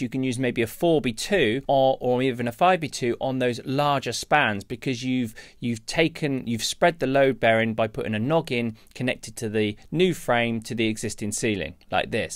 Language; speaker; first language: English; native; English